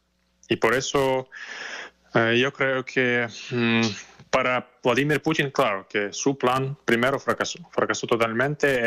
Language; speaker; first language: Spanish; non-native, fluent; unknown